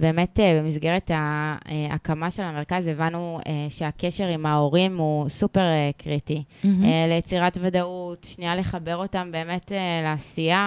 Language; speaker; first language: Hebrew; native; Hebrew